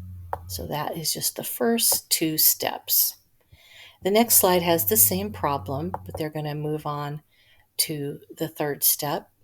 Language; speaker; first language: English; native; English